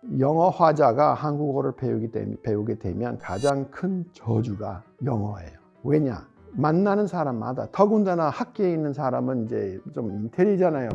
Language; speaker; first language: Korean; non-native, fluent; English